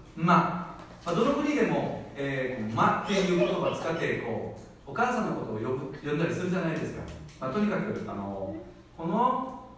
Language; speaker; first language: Japanese; non-native, fluent; Korean